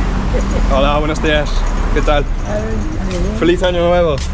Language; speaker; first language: Spanish; non-native, fluent; English